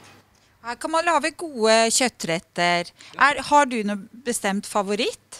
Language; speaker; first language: Norwegian; native; Norwegian